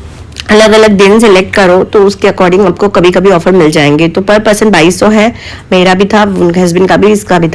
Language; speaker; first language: Hindi; native; Hindi